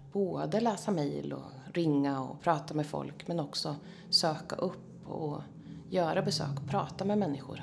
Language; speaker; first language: Swedish; native; Swedish